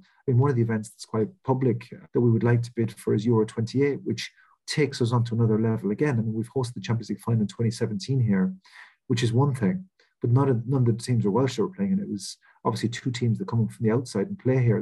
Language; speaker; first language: English; native; English